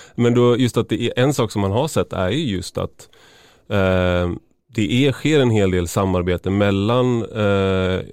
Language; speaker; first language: Swedish; native; Swedish